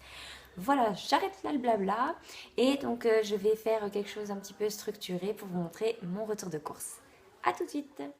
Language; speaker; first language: French; native; French